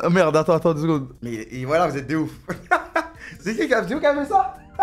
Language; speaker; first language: French; native; French